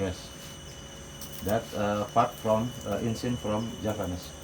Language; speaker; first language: English; non-native, learner; Indonesian